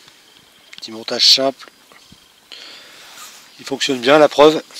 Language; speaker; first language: French; native; French